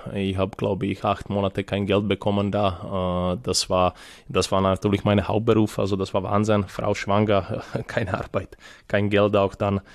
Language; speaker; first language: German; non-native, fluent; Serbian